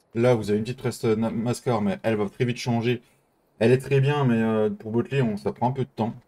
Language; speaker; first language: French; native; French